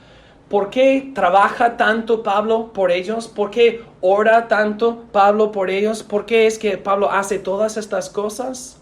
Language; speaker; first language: Spanish; non-native, fluent; English